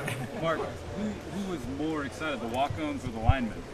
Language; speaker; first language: English; native; English